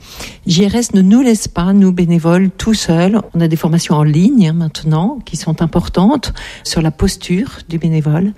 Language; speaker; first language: French; native; French